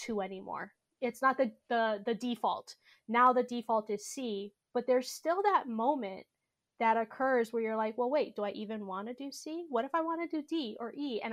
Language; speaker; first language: English; native; English